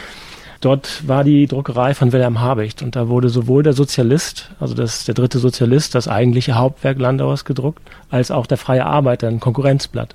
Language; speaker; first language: German; native; German